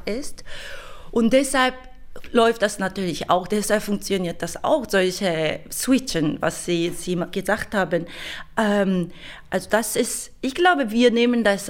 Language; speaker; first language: German; non-native, fluent; Korean